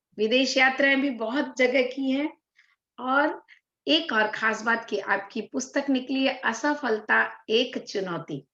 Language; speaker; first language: Hindi; native; Hindi